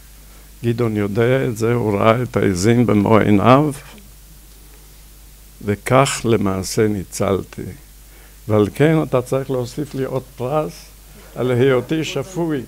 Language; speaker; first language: Hebrew; non-native, fluent; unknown